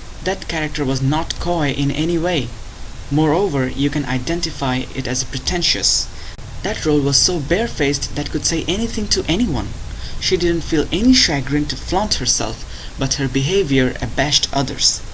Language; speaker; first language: English; non-native, local second language; Bangla